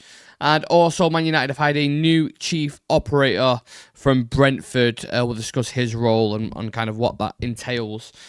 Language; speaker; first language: English; native; English